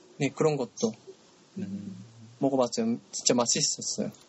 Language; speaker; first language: Korean; non-native, learner; Japanese